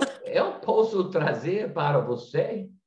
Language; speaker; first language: Portuguese; non-native, learner; English